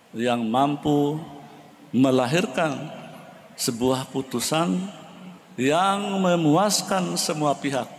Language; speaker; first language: Indonesian; non-native, local second language; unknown